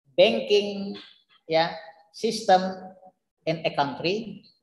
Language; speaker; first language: English; non-native, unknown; Indonesian